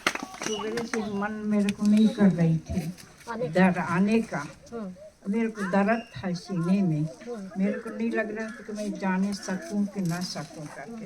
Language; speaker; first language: Hindi; non-native, local second language; Chhattisgarhi